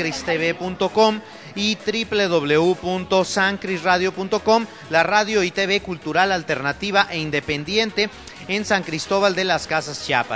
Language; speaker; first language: Spanish; native; Spanish